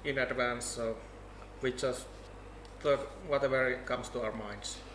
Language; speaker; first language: English; non-native, fluent; Finnish